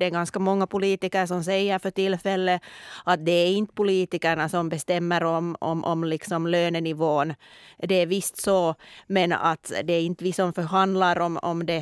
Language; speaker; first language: Swedish; non-native, local second language; Finnish